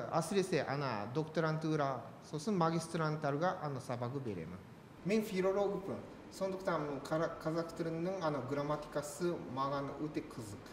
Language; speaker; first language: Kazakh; non-native, learner; Japanese